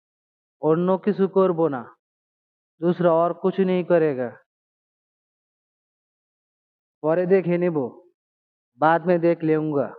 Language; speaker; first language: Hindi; non-native, learner; Bangla